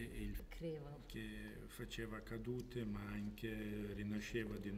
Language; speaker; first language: Italian; non-native, fluent; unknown